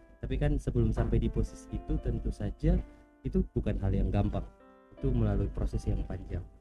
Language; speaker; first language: Indonesian; native; Indonesian